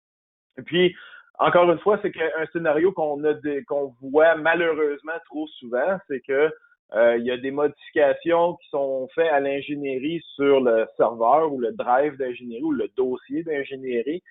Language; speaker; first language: French; native; French